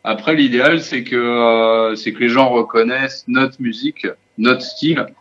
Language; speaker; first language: French; native; French